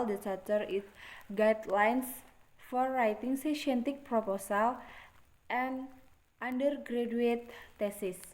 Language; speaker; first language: English; non-native, learner; Indonesian